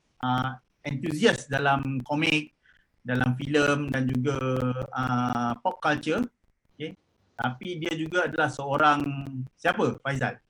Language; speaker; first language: Malay; native; Malay